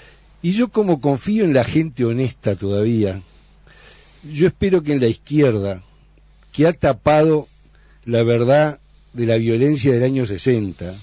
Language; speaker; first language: Spanish; native; Spanish